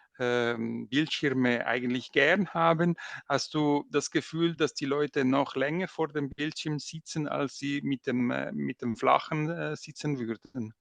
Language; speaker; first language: German; non-native, local second language; French